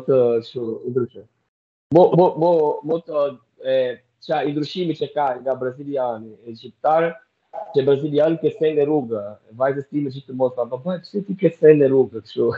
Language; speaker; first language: Albanian; non-native, learner; Portuguese